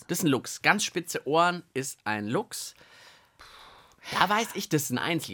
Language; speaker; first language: German; native; German